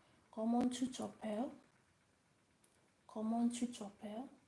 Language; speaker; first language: French; non-native, learner; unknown